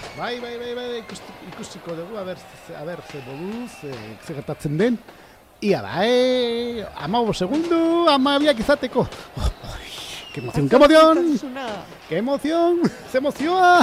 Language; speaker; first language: Basque; native; Basque